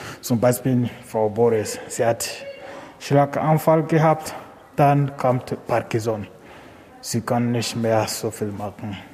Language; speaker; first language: German; non-native, learner; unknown